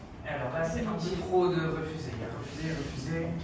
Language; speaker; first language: French; non-native, fluent; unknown